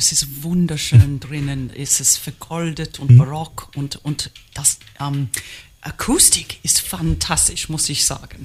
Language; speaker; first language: German; non-native, fluent; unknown